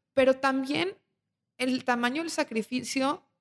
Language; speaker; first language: Spanish; native; Spanish